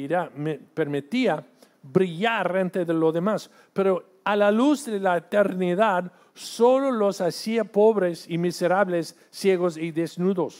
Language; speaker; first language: Spanish; non-native, fluent; English